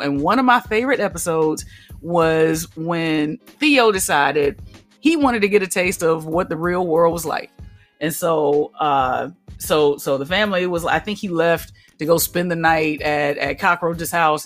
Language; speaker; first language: English; native; English